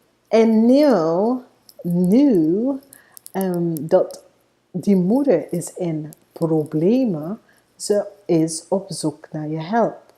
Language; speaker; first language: Dutch; non-native, fluent; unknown